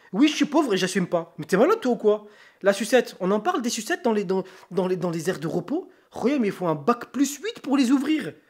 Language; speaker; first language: French; native; French